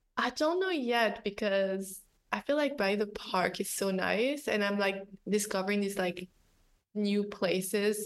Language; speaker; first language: English; non-native, fluent; French